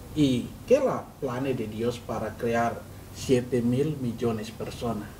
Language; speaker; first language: Spanish; non-native, learner; Indonesian